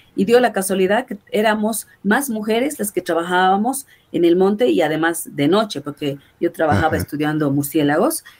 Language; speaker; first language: Spanish; native; Spanish